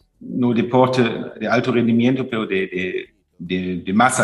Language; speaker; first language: Spanish; non-native, fluent; German